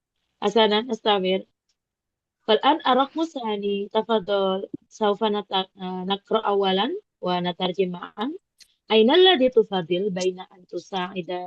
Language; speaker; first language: Arabic; non-native, fluent; Indonesian